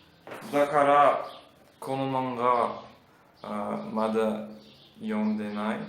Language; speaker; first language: Japanese; non-native, learner; Portuguese